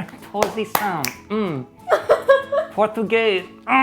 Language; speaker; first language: Portuguese; non-native, fluent; English